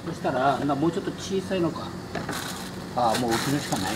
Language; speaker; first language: Japanese; native; Japanese